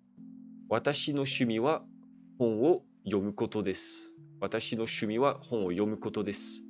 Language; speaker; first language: Japanese; non-native, learner; French